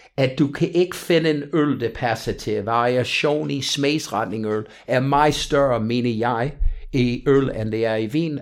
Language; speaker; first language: Danish; non-native, fluent; English